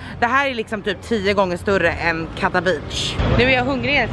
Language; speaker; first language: Swedish; native; Swedish